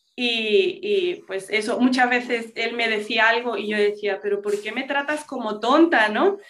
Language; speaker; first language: Spanish; non-native, local second language; English